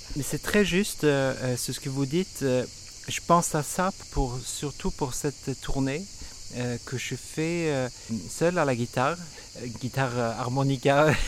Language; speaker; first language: French; non-native, fluent; Swedish